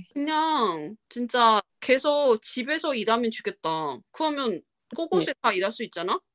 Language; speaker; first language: Korean; non-native, fluent; Chinese